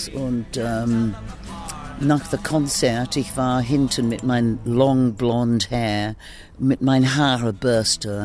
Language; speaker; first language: German; non-native, learner; English